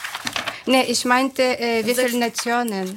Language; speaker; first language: German; non-native, fluent; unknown